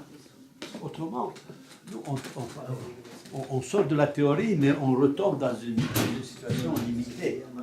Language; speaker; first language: French; non-native, fluent; Italian